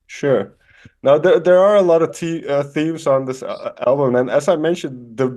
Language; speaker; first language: English; non-native, fluent; Dutch